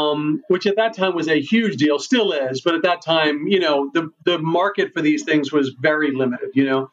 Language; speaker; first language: English; native; English